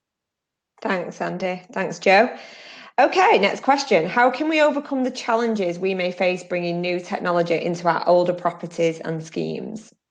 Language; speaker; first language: English; native; English